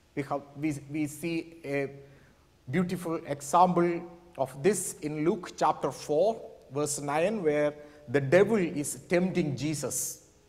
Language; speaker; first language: English; non-native, local second language; Malayalam